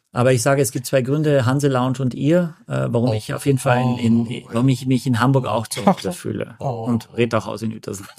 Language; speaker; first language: German; native; German